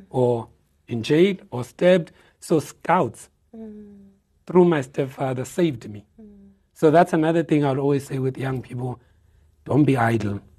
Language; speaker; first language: English; non-native, local second language; Xhosa